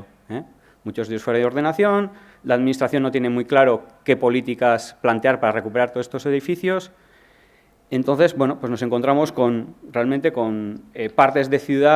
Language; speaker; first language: Spanish; native; Spanish